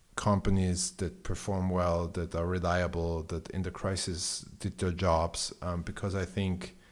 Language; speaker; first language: English; non-native, fluent; German